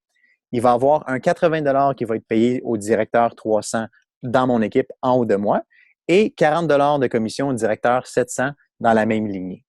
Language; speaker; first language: French; native; French